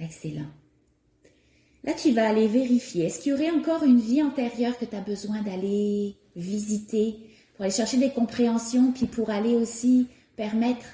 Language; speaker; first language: French; native; French